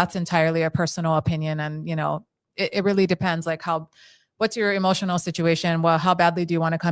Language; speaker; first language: English; native; English